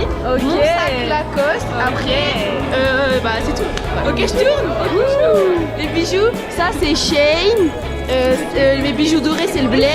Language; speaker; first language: French; native; French